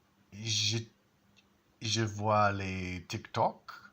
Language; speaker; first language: French; non-native, learner; English